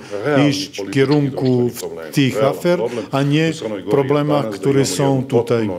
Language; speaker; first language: Polish; non-native, fluent; Serbian